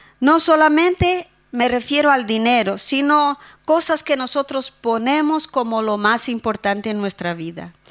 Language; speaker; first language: Spanish; non-native, fluent; Portuguese